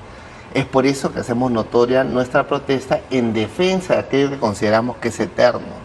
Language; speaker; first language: Spanish; native; Spanish